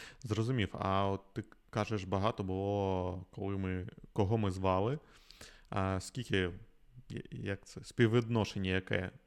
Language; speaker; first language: Ukrainian; non-native, local second language; Russian